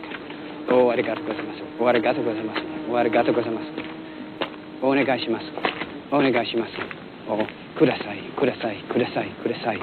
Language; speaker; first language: Japanese; non-native, learner; English